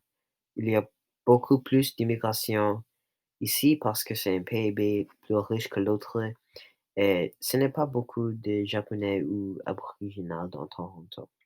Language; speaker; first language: French; non-native, local second language; English